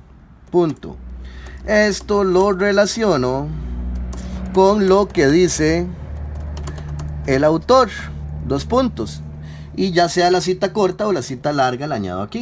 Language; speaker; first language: Spanish; native; Spanish